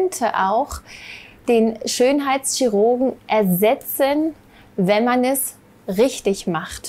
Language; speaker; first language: German; native; German